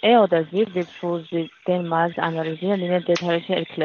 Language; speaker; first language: German; non-native, learner; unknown